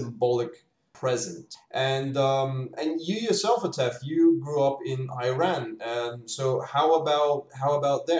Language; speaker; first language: English; native; English